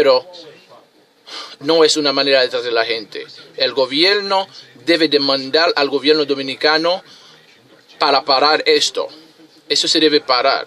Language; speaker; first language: Spanish; non-native, fluent; Haitian Creole